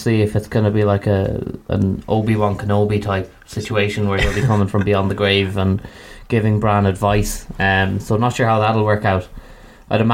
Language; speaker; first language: English; native; English